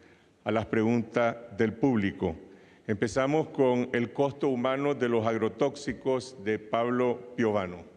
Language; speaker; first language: Spanish; native; Spanish